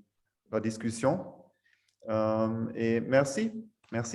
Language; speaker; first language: French; non-native, learner; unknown